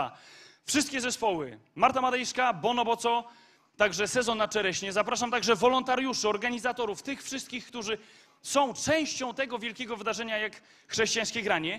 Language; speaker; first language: Polish; native; Polish